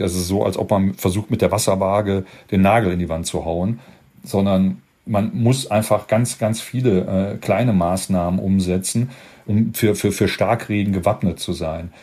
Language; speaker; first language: German; native; German